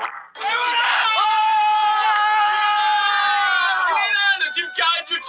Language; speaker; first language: French; native; French